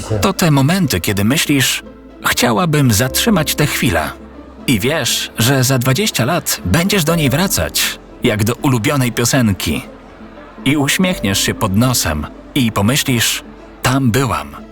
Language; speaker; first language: Polish; native; Polish